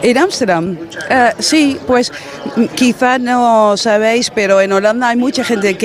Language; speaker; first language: Spanish; non-native, fluent; Dutch